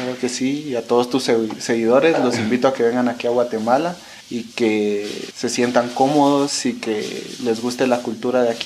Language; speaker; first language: Spanish; native; Spanish